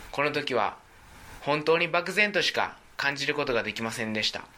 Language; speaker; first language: Japanese; native; Japanese